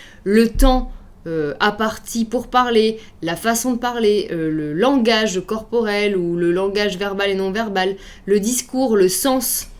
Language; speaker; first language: French; native; French